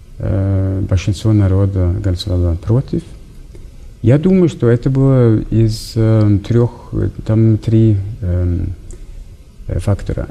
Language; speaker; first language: Russian; non-native, fluent; Norwegian